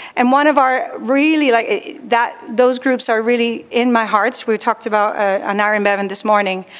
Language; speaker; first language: English; non-native, fluent; Spanish